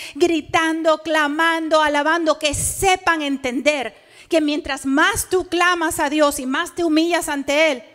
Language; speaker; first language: Spanish; early bilingual, heritage; Spanish